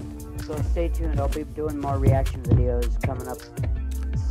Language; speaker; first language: English; native; English